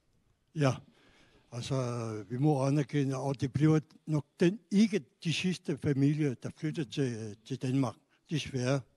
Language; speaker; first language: Danish; non-native, local second language; Kalaallisut